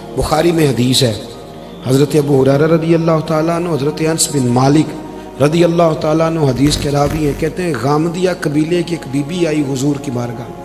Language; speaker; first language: Urdu; non-native, local second language; Punjabi